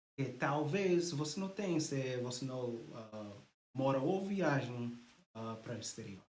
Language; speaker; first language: Portuguese; non-native, learner; English